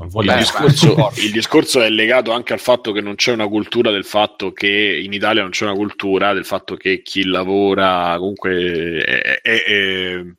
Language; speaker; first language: Italian; native; Italian